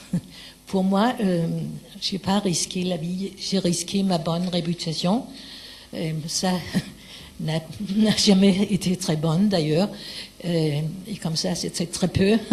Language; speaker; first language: French; non-native, fluent; Danish